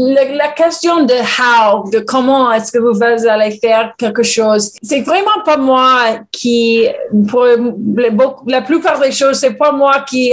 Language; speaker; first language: French; non-native, learner; English